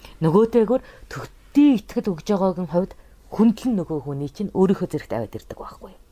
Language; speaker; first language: Mongolian; native; Mongolian